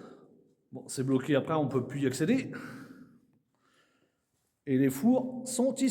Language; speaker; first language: French; native; French